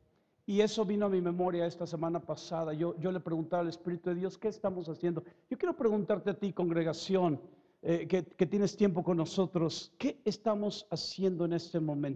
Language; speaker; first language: Spanish; native; Spanish